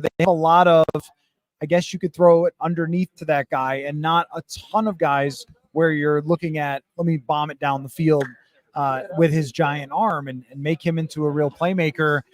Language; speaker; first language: English; native; English